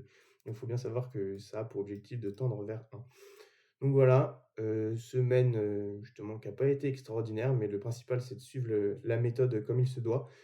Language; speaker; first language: French; native; French